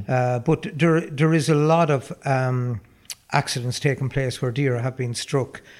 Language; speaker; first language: English; native; English